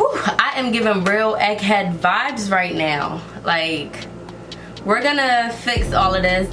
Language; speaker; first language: English; native; English